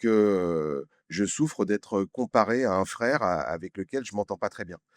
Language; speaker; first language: French; native; French